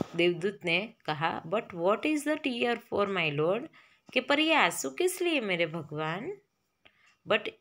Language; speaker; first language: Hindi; non-native, local second language; Gujarati